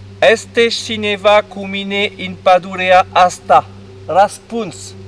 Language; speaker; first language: Romanian; non-native, learner; French